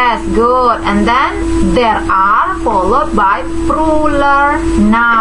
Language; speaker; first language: English; non-native, fluent; Indonesian